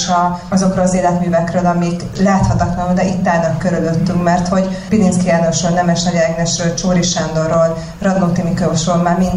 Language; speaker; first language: Hungarian; native; Hungarian